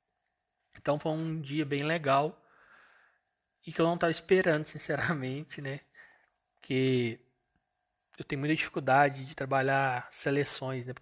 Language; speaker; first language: Portuguese; native; Portuguese